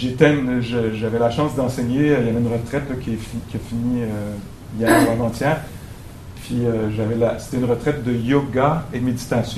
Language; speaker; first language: French; native; French